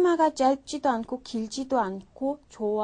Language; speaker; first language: Korean; non-native, fluent; Mongolian